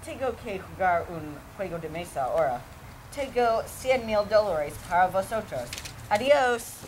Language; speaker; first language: Spanish; non-native, learner; English